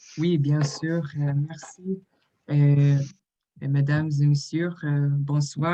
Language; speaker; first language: French; non-native, learner; English